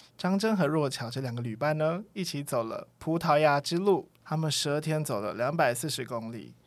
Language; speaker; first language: Chinese; native; Chinese